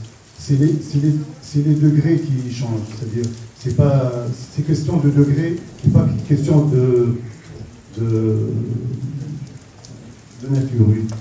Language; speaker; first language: French; non-native, local second language; Arabic